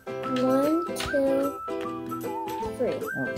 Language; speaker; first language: English; native; English